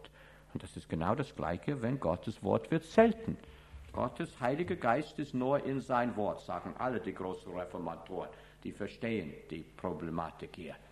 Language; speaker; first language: German; non-native, fluent; English